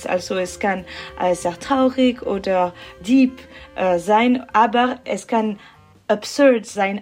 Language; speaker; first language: German; non-native, local second language; French